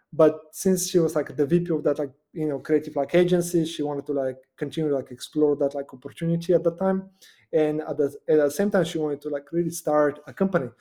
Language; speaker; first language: English; non-native, fluent; Bulgarian